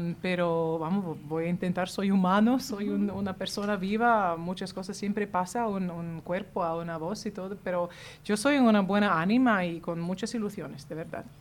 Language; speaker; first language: Spanish; non-native, fluent; Latvian